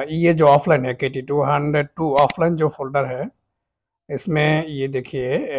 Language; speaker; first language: Hindi; non-native, fluent; Bangla